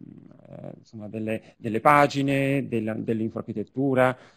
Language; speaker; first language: Italian; native; Italian